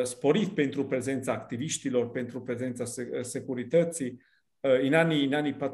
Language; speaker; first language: Romanian; non-native, fluent; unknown